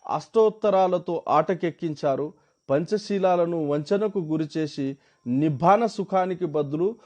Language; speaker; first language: Telugu; non-native, local second language; Marathi